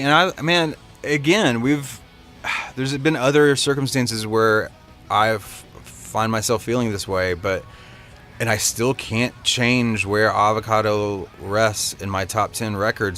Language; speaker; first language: English; native; English